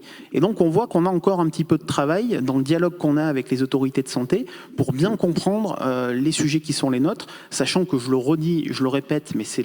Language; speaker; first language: French; native; French